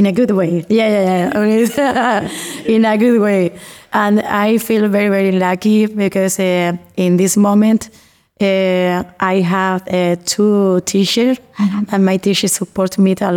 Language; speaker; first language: English; non-native, learner; Spanish